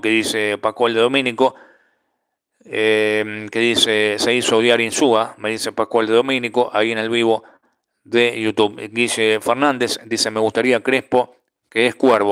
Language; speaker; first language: Spanish; native; Spanish